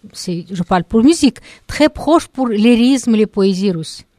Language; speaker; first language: French; non-native, learner; Russian